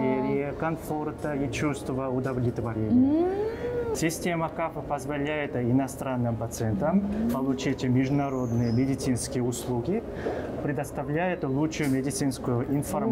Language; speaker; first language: Russian; non-native, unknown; Korean